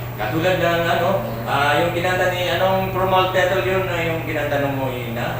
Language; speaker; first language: Filipino; non-native, local second language; Maranao